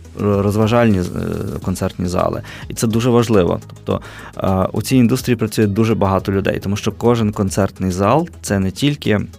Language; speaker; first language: Ukrainian; native; Ukrainian